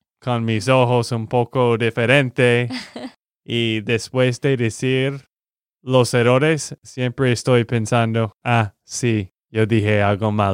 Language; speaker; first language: Spanish; non-native, learner; English